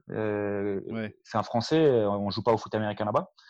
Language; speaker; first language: French; native; French